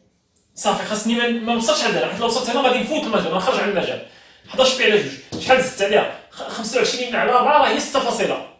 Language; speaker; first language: Arabic; native; Arabic